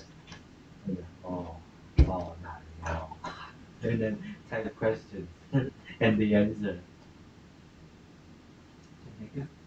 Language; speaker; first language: English; non-native, fluent; Chinese